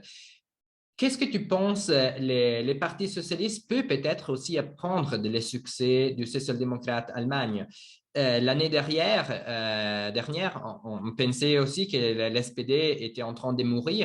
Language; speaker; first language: French; non-native, learner; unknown